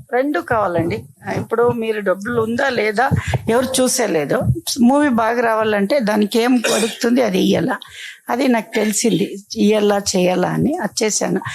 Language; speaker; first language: Telugu; non-native, local second language; Kannada